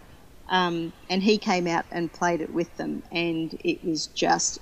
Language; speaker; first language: English; native; English